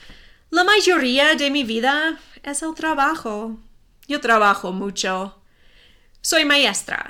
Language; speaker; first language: Spanish; non-native, fluent; English